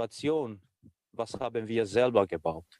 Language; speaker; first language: German; non-native, learner; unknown